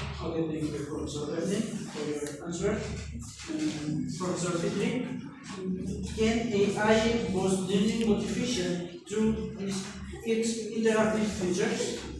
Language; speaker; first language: English; non-native, learner; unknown